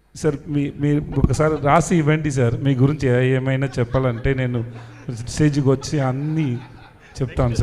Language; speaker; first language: Telugu; non-native, learner; Tamil